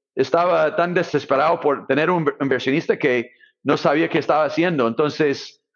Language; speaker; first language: Spanish; non-native, fluent; English